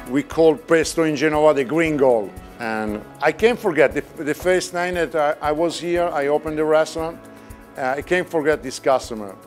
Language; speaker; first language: English; non-native, fluent; Italian